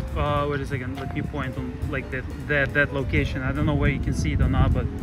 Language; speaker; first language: English; non-native, fluent; Russian